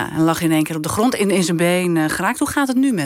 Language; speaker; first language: Dutch; native; Dutch